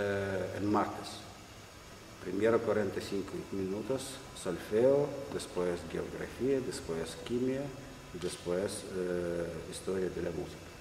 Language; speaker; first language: Spanish; non-native, learner; Russian